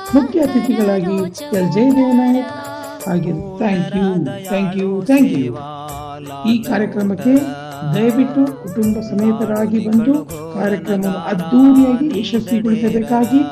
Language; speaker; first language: Kannada; non-native, local second language; Lambadi